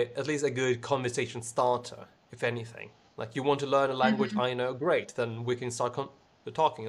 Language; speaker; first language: English; non-native, fluent; Swedish